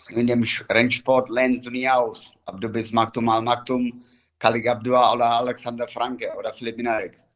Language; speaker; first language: German; non-native, fluent; Czech